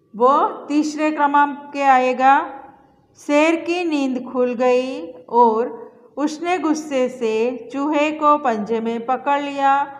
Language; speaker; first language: Hindi; non-native, local second language; Gujarati